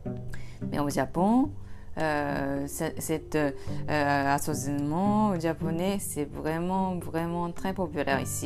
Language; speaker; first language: French; non-native, fluent; Japanese